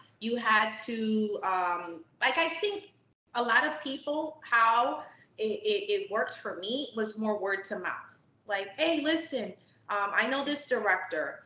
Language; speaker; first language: English; native; English